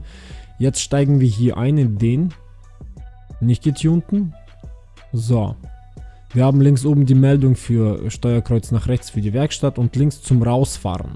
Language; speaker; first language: German; native; German